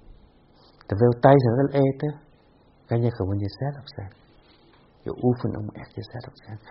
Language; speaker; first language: Dutch; non-native, fluent; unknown